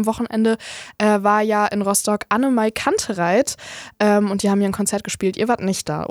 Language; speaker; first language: German; native; German